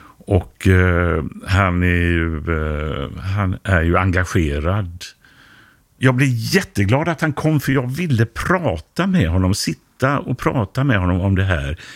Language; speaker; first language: Swedish; native; Swedish